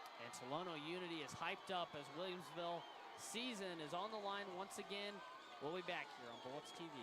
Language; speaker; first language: English; native; English